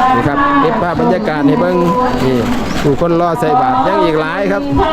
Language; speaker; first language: Thai; native; Thai